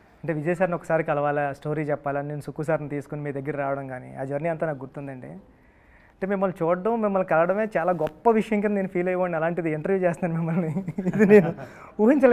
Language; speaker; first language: Telugu; native; Telugu